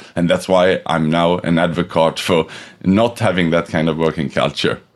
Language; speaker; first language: English; non-native, fluent; Swedish